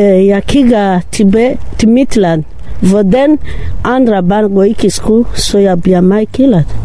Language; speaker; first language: Danish; non-native, learner; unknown